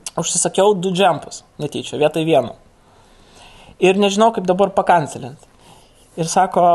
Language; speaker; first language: Lithuanian; non-native, local second language; Russian